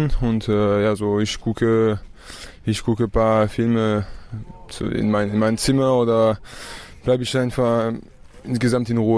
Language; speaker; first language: German; non-native, fluent; French